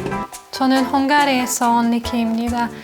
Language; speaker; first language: Korean; non-native, fluent; Hungarian